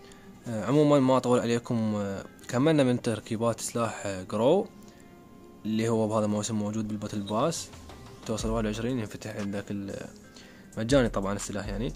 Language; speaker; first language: Arabic; native; Arabic